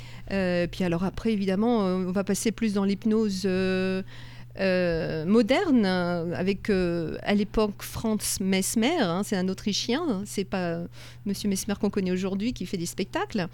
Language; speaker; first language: French; native; French